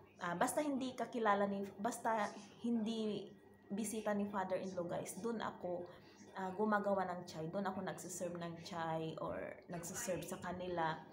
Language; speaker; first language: Filipino; native; Filipino